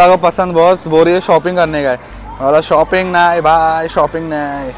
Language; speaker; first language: Hindi; native; Hindi